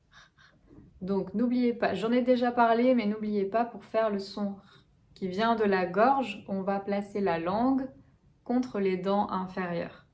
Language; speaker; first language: French; native; French